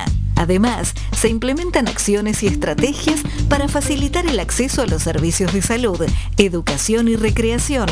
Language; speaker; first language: Spanish; native; Spanish